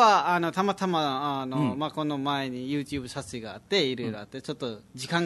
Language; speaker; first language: Japanese; non-native, fluent; Nepali